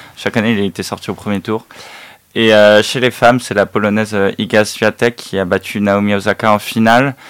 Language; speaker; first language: French; native; French